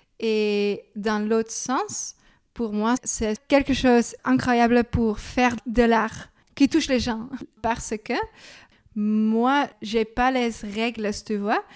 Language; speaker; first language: French; non-native, learner; Dutch